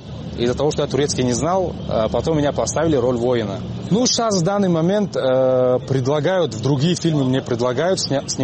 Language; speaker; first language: Russian; non-native, local second language; Tajik